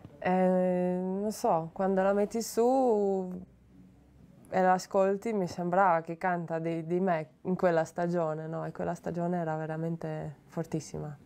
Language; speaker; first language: Italian; non-native, learner; Slovenian